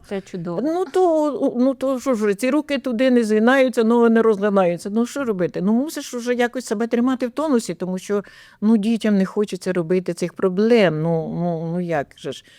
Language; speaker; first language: Ukrainian; native; Ukrainian